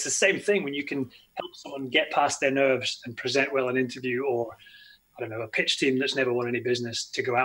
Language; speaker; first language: English; native; English